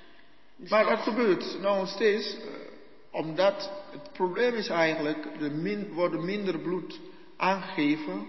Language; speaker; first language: Dutch; non-native, learner; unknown